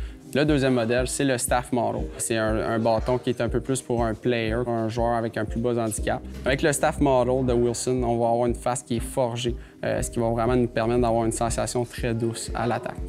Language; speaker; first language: French; native; French